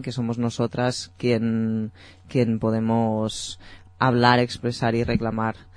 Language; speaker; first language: Spanish; native; Spanish